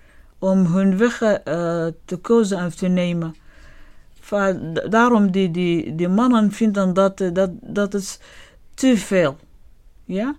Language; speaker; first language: Dutch; non-native, learner; Arabic